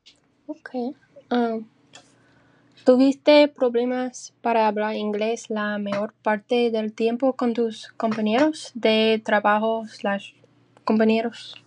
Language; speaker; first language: Spanish; early bilingual, heritage; English